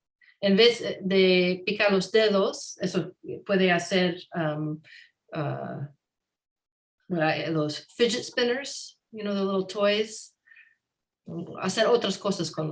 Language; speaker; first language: Spanish; non-native, learner; English